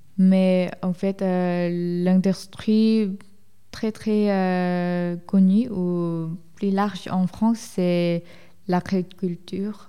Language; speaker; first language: French; non-native, fluent; Korean